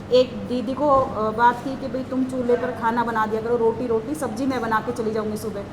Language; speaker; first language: Hindi; native; Hindi